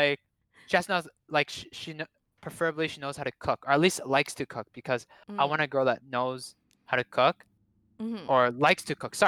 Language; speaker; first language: English; non-native, fluent; Cantonese